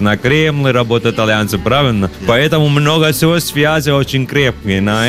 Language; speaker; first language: Russian; non-native, learner; Italian